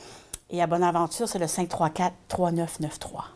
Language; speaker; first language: French; native; French